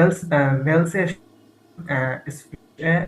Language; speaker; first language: German; non-native, learner; Bangla